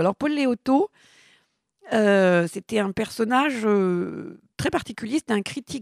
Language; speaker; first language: French; native; French